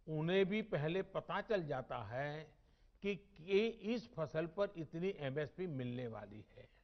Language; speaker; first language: Hindi; non-native, local second language; Gujarati